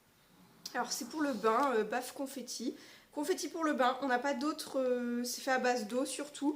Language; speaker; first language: French; native; French